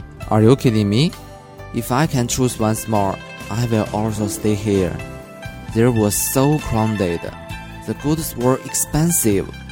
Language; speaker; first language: English; non-native, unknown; Chinese